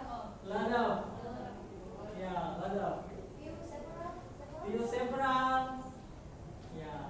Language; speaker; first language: English; non-native, local second language; Indonesian